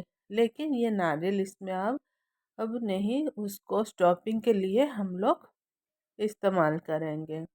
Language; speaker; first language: Hindi; non-native, local second language; Odia